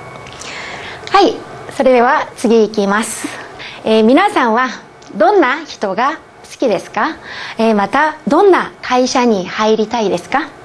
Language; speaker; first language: Japanese; non-native, fluent; Korean